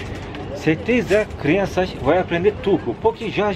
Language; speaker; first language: Portuguese; non-native, learner; Turkish